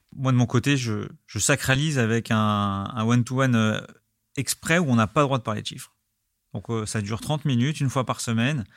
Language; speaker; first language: French; native; French